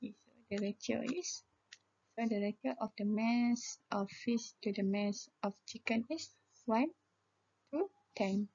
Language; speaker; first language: English; non-native, local second language; Malay